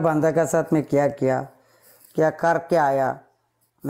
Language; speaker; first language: Hindi; non-native, learner; Bangla